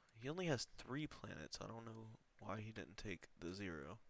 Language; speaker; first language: English; native; English